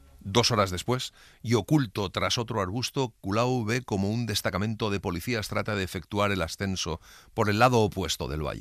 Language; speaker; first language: Spanish; native; Spanish